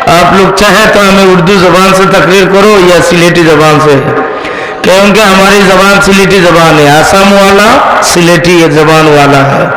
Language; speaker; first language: Urdu; non-native, local second language; Sylheti